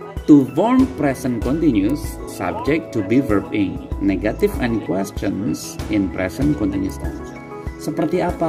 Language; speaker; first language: English; non-native, fluent; Indonesian